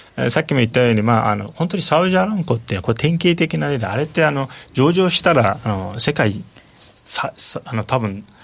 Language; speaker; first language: Japanese; non-native, fluent; Turkish